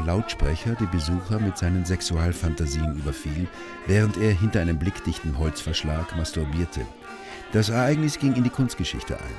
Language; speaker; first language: German; native; German